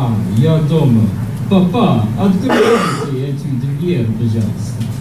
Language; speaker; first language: Russian; non-native, learner; English